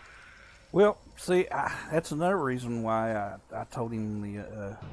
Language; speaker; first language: English; native; English